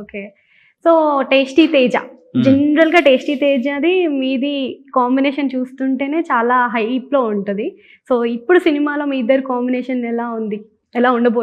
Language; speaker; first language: Telugu; native; Telugu